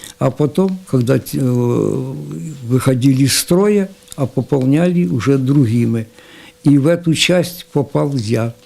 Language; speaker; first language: Russian; non-native, local second language; Ukrainian